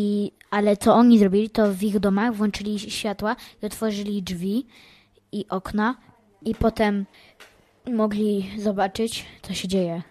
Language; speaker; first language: Polish; early bilingual, heritage; English